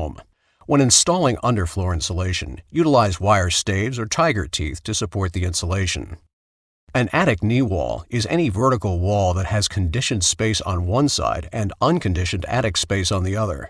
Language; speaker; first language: English; native; English